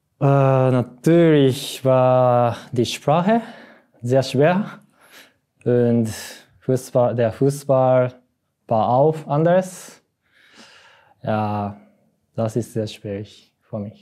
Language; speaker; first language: German; non-native, learner; Japanese